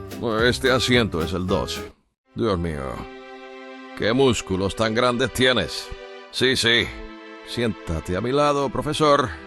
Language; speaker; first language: Spanish; non-native, fluent; Polish